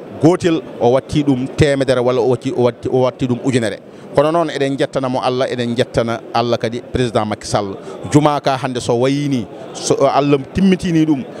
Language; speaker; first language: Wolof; non-native, local second language; Fula